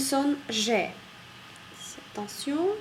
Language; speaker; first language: French; non-native, fluent; Russian